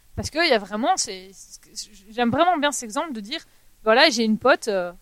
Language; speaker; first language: French; native; French